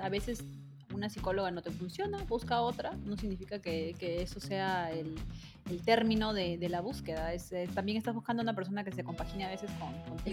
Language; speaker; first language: Spanish; native; Spanish